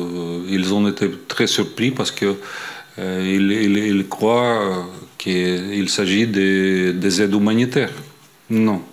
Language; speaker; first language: French; non-native, fluent; Ukrainian